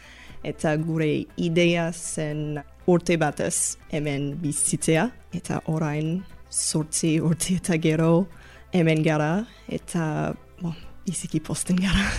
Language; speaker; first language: Basque; non-native, fluent; English